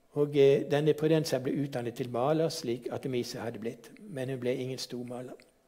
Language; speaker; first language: Norwegian; native; Norwegian